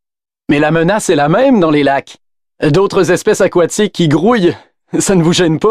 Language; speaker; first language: French; native; French